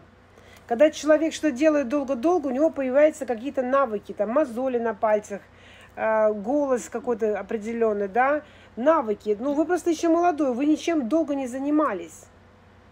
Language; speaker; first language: Russian; native; Russian